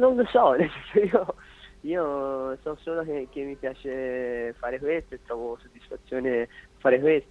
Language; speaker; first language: Italian; native; Italian